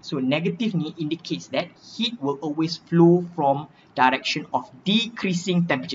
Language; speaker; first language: English; non-native, local second language; Malay